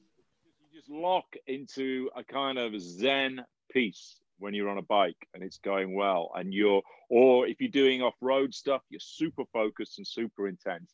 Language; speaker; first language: English; native; English